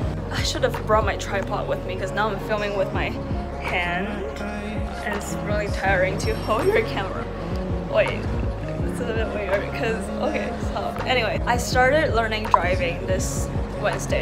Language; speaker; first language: English; early bilingual, other home language; Chinese